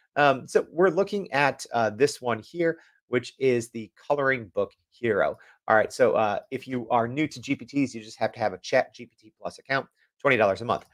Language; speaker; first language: English; native; English